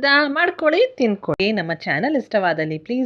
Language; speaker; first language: Kannada; native; Kannada